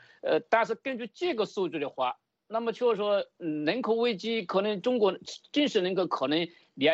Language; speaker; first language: Chinese; native; Chinese